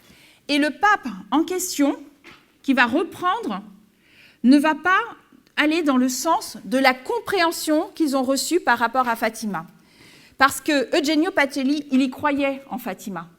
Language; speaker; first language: French; native; French